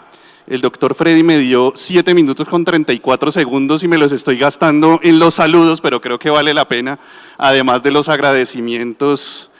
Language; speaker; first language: Spanish; native; Spanish